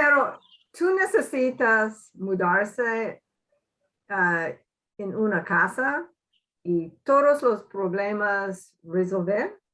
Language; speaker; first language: Spanish; non-native, learner; English